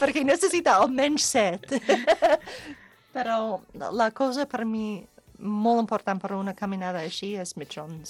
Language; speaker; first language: Catalan; non-native, learner; English